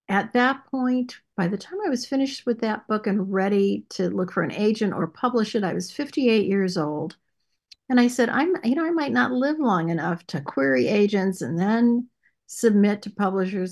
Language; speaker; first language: English; native; English